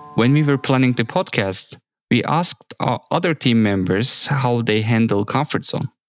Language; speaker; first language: English; non-native, fluent; Turkish